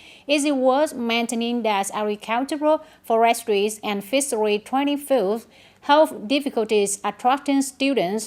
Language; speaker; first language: English; non-native, fluent; Vietnamese